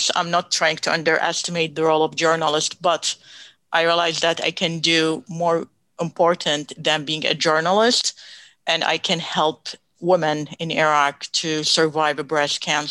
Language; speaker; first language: English; non-native, fluent; Arabic